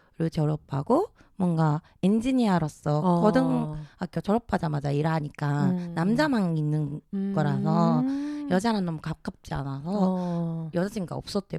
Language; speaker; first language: Korean; early bilingual, heritage; Japanese